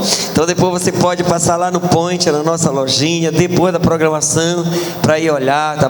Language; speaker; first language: Portuguese; native; Portuguese